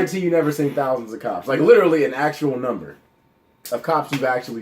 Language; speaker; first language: English; native; English